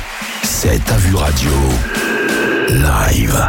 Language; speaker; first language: French; native; French